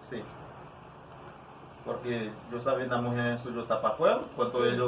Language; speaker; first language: Spanish; non-native, learner; Haitian Creole